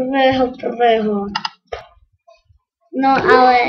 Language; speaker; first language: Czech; non-native, learner; Slovak